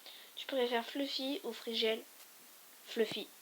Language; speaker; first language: French; native; French